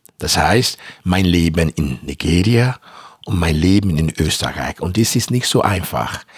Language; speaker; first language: German; non-native, fluent; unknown